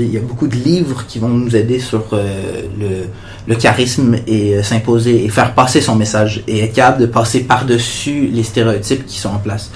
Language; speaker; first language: French; native; French